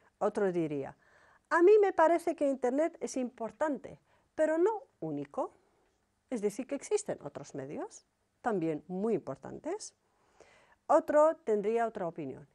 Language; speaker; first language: Spanish; non-native, fluent; Arabic